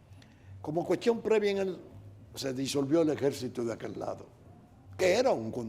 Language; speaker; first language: Spanish; native; Spanish